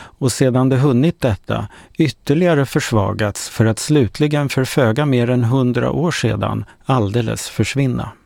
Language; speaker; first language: Swedish; native; Swedish